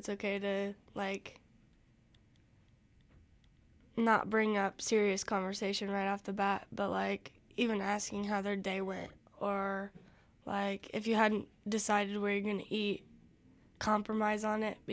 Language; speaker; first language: English; native; English